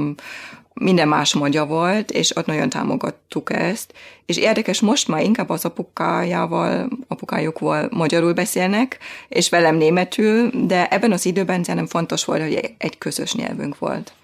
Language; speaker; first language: Hungarian; non-native, fluent; German